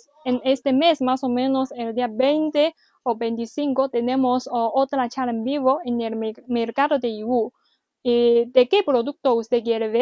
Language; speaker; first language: Spanish; non-native, learner; Chinese